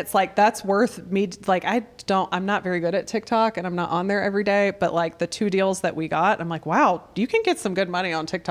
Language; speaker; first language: English; native; English